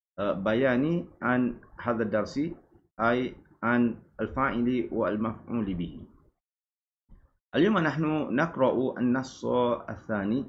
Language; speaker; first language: Arabic; non-native, fluent; Malay